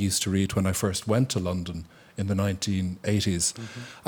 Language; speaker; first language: English; native; English